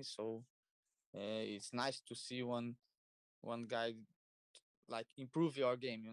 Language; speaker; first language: English; non-native, learner; Portuguese